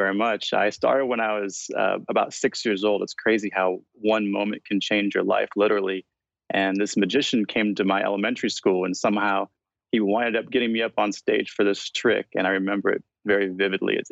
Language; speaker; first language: English; native; English